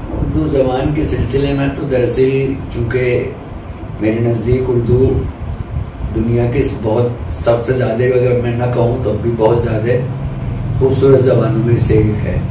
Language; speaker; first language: Urdu; native; Urdu